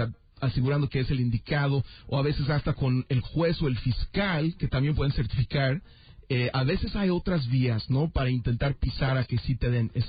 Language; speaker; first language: Spanish; native; Spanish